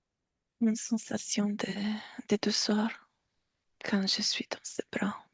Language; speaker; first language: French; non-native, fluent; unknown